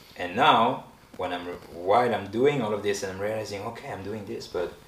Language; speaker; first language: English; non-native, fluent; French